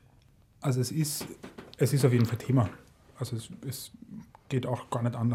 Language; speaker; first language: German; native; German